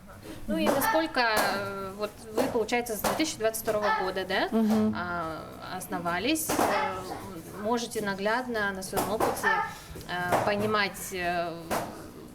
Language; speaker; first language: Russian; native; Russian